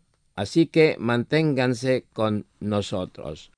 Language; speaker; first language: Spanish; non-native, fluent; Indonesian